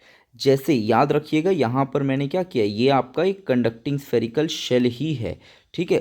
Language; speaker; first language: Hindi; native; Hindi